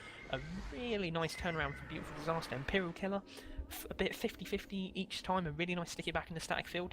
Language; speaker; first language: English; native; English